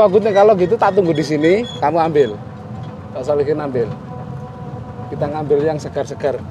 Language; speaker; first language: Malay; non-native, local second language; Javanese